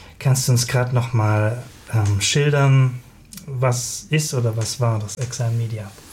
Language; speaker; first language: German; native; German